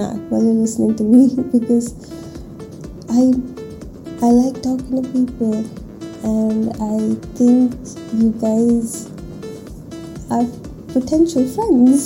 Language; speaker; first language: English; non-native, local second language; Malayalam